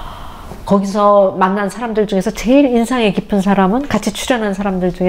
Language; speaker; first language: Korean; native; Korean